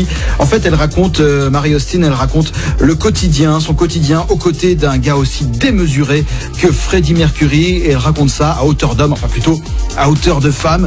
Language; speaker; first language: French; native; French